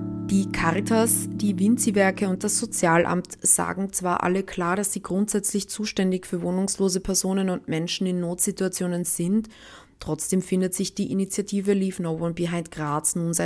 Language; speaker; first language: German; native; German